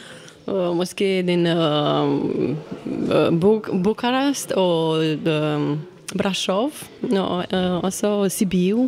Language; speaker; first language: Danish; non-native, learner; Romanian